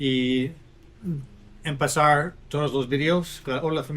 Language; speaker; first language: Spanish; non-native, learner; English